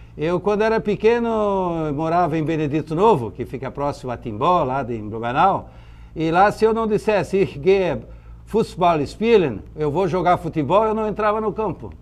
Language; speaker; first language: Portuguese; native; Portuguese